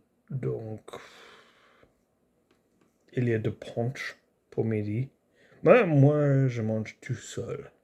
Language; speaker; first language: French; non-native, learner; English